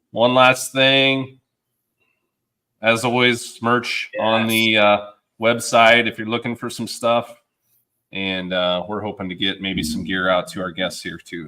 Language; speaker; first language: English; native; English